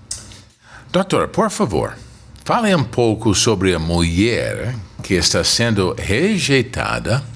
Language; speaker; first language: Portuguese; non-native, fluent; English